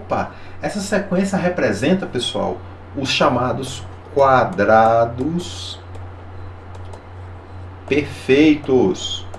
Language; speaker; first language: Portuguese; native; Portuguese